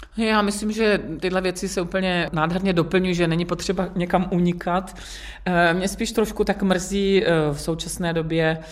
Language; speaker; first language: Czech; native; Czech